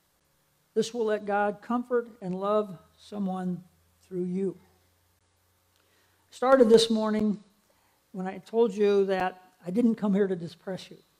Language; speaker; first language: English; native; English